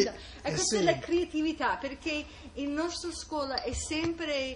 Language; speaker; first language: Italian; non-native, learner; English